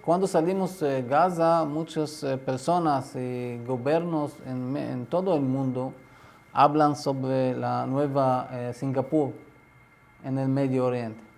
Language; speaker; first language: Spanish; non-native, learner; Arabic